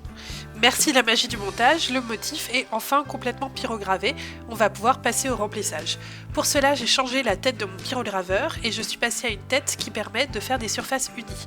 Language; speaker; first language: French; native; French